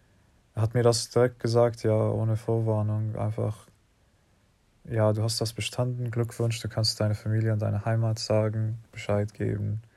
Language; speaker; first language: German; non-native, learner; English